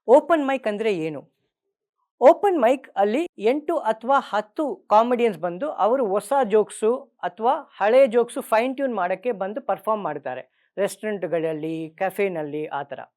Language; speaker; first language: Kannada; non-native, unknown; Tamil